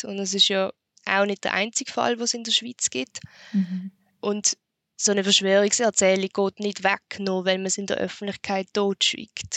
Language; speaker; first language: German; native; German